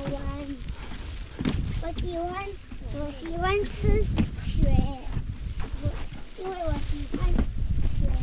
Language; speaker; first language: Chinese; early bilingual, heritage; Chinese